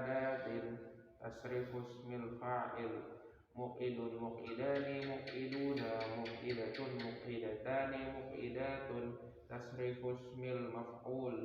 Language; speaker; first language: Arabic; non-native, learner; Indonesian